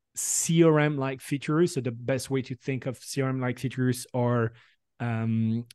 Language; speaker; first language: English; non-native, fluent; French